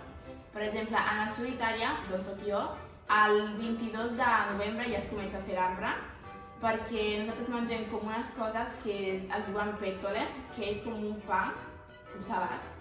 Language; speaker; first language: Catalan; non-native, fluent; Italian